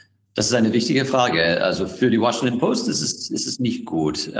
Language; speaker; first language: German; non-native, fluent; English